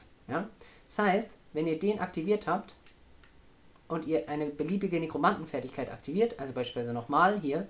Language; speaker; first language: German; native; German